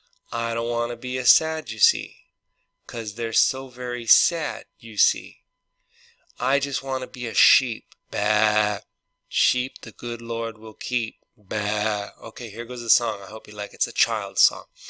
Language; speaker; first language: English; native; English